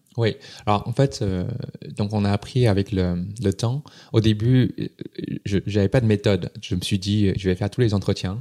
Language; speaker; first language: French; non-native, fluent; Cantonese